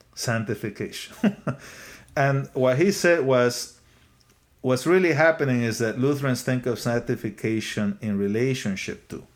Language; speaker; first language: English; non-native, fluent; Spanish